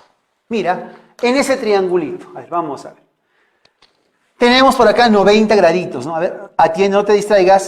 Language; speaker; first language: Spanish; native; Spanish